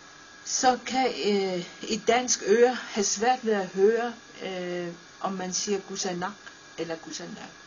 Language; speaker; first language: Danish; non-native, local second language; Kalaallisut